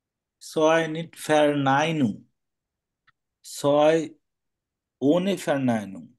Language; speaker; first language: German; non-native, fluent; Bangla